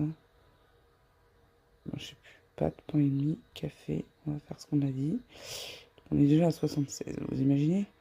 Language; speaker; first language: French; native; French